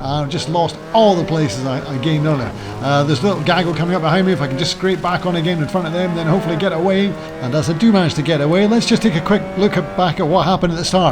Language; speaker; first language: English; native; English